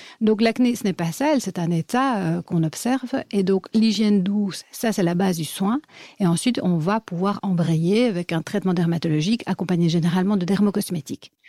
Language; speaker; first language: French; native; French